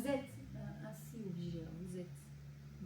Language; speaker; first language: French; native; French